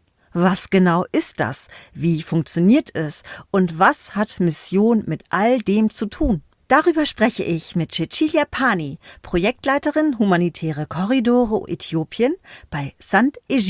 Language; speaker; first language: German; native; German